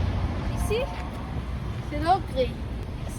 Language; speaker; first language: French; non-native, learner; Chinese